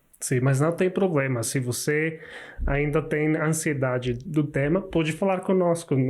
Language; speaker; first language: Portuguese; non-native, learner; Spanish